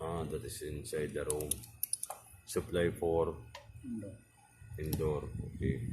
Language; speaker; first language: English; non-native, local second language; Filipino